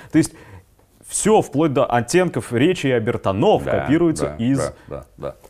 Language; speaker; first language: Russian; native; Russian